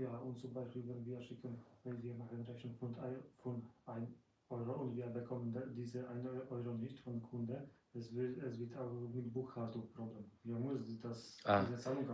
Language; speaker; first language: German; non-native, learner; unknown